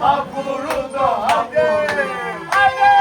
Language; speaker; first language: Turkish; native; Turkish